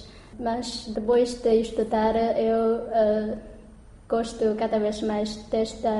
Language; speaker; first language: Portuguese; non-native, learner; Chinese